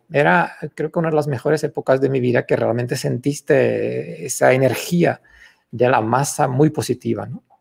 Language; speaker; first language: Spanish; non-native, fluent; Czech